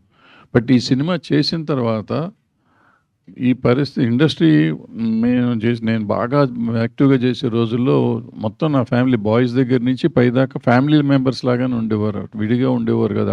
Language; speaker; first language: Telugu; native; Telugu